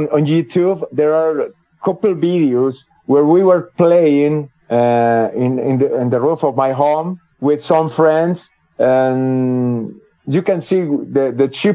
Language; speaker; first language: English; non-native, learner; Spanish